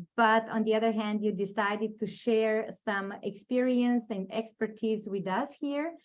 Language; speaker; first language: English; non-native, fluent; Slovenian